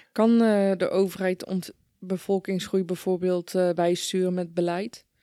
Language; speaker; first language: Dutch; early bilingual, other home language; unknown